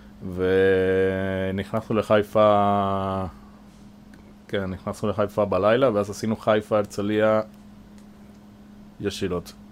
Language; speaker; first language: Hebrew; non-native, fluent; Spanish